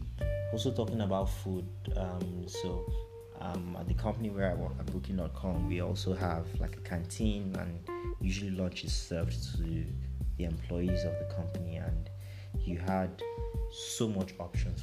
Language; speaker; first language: English; non-native, local second language; Yoruba